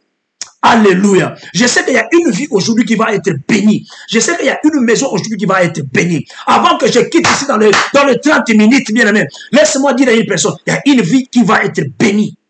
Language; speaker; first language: French; non-native, local second language; Lingala